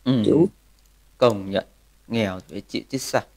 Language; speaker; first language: Vietnamese; native; Vietnamese